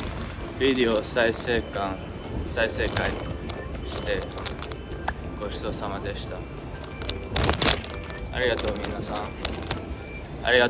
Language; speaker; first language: Japanese; non-native, learner; English